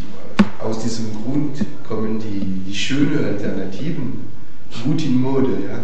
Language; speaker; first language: German; non-native, fluent; French